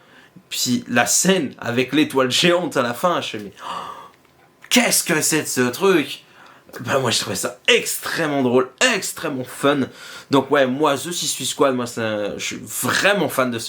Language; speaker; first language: French; native; French